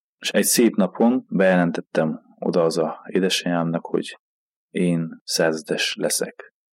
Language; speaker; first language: Hungarian; native; Hungarian